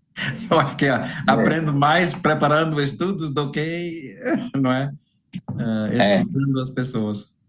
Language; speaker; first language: Portuguese; non-native, fluent; English